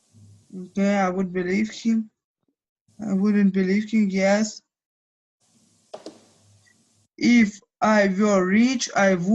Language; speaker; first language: English; non-native, fluent; Ukrainian